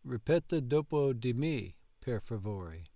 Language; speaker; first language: Italian; non-native, learner; English